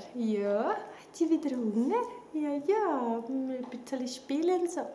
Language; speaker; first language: German; non-native, fluent; Swedish